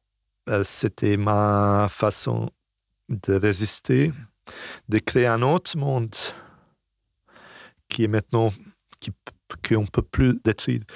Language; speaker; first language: French; non-native, fluent; Bosnian